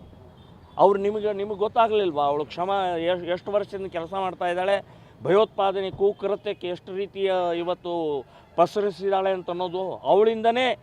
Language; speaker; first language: Kannada; native; Kannada